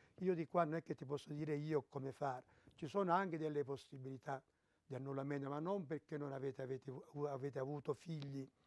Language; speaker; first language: Italian; native; Italian